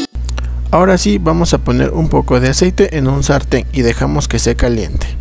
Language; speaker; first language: Spanish; native; Spanish